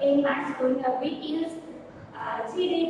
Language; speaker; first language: English; non-native, learner; Vietnamese